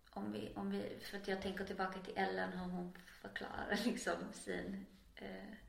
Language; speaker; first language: Swedish; native; Swedish